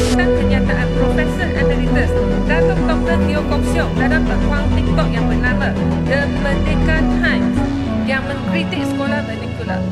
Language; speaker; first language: Malay; non-native, local second language; Chinese